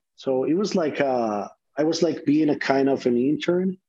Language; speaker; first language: English; non-native, fluent; Spanish